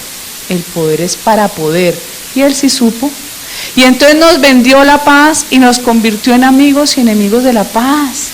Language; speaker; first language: Spanish; native; Spanish